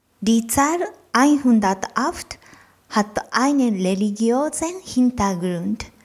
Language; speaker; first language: German; non-native, fluent; Japanese